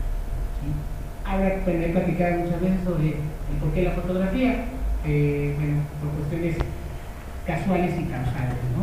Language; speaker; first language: Spanish; native; Spanish